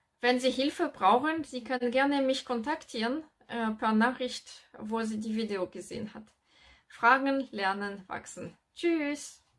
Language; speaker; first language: German; non-native, learner; French